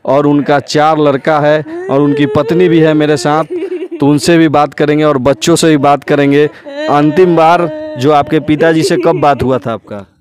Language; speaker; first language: Hindi; native; Hindi